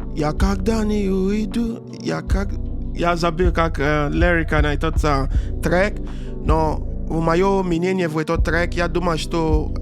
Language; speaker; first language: Russian; non-native, learner; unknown